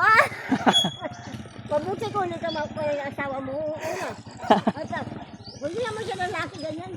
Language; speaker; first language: Filipino; non-native, local second language; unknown